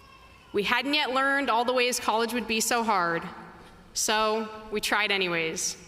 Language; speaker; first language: English; native; English